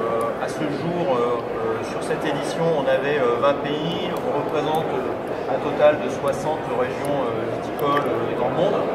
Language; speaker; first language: French; native; French